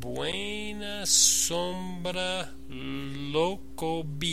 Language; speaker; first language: Spanish; non-native, learner; English